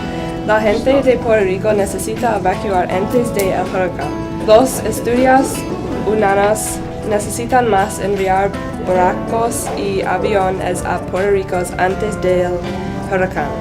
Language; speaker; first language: Spanish; non-native, learner; English